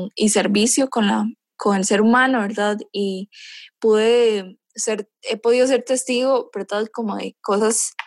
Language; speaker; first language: Spanish; native; Spanish